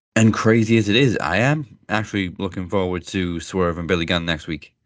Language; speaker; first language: English; native; English